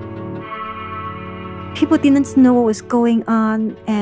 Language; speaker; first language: English; non-native, local second language; Cantonese